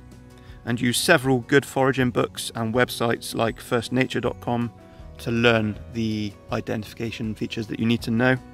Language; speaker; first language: English; native; English